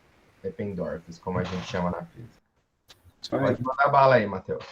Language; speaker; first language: Portuguese; native; Portuguese